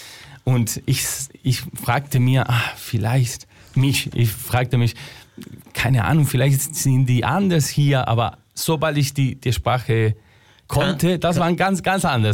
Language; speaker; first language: German; non-native, fluent; Spanish